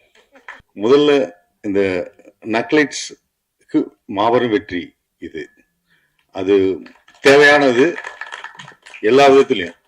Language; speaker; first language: Tamil; native; Tamil